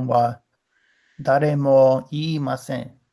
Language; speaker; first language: Japanese; non-native, learner; English